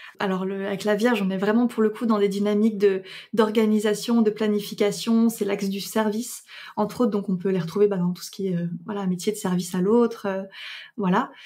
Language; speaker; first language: French; native; French